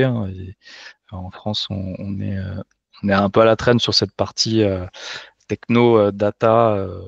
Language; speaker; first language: French; native; French